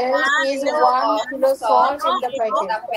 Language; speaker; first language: English; non-native, learner; Bangla